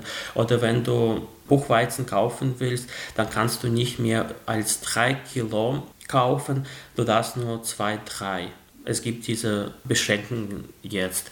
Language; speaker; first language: German; non-native, fluent; Russian